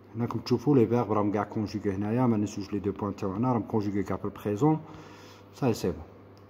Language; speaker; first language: French; non-native, local second language; Arabic